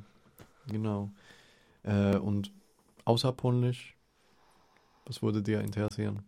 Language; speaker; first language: German; non-native, fluent; Spanish